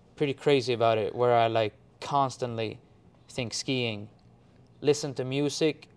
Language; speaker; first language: English; non-native, fluent; Swedish